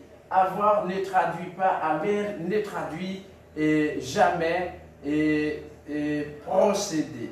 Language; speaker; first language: French; non-native, local second language; Haitian Creole